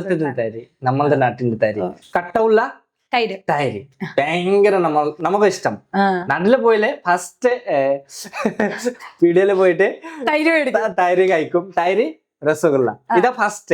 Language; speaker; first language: Malayalam; non-native, local second language; Bangla